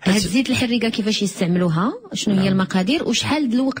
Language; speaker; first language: Arabic; native; Arabic